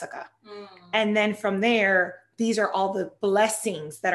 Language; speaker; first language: English; non-native, fluent; Spanish